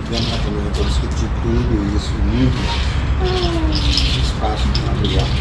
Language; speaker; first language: Portuguese; non-native, local second language; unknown